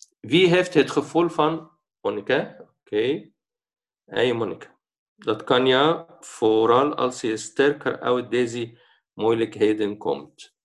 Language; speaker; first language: Dutch; non-native, fluent; Arabic